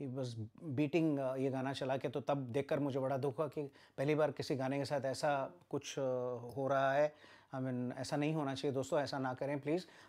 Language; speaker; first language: Hindi; native; Hindi